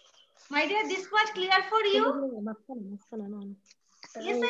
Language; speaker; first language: English; non-native, learner; Bangla